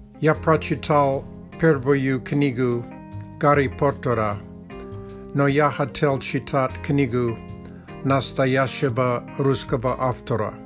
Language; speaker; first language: Russian; non-native, learner; Czech